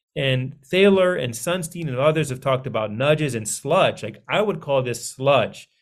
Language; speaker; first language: English; early bilingual, other home language; Hindi